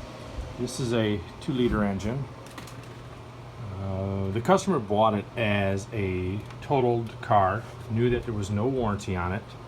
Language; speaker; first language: English; native; English